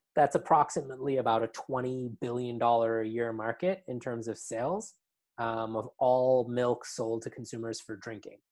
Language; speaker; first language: English; native; English